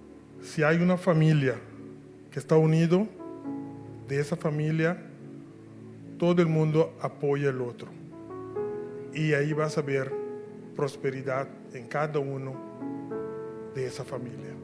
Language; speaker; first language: Spanish; non-native, local second language; Papiamento